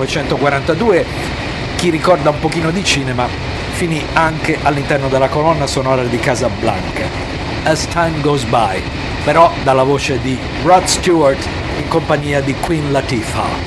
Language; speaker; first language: Italian; native; Italian